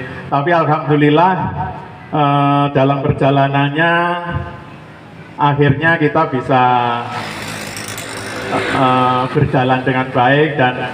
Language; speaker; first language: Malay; non-native, local second language; Javanese